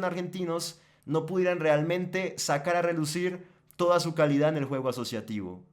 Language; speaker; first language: Spanish; native; Spanish